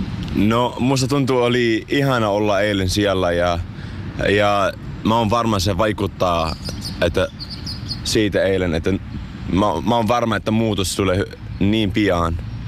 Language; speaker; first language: Finnish; non-native, fluent; Arabic